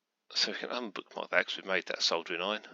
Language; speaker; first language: English; native; English